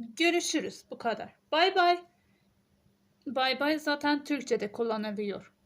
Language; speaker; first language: Turkish; non-native, fluent; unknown